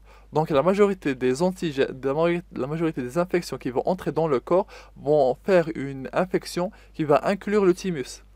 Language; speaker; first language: French; non-native, local second language; Arabic